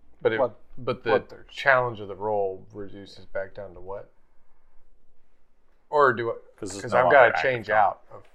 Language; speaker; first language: English; native; English